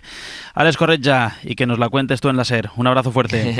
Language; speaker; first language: Spanish; native; Spanish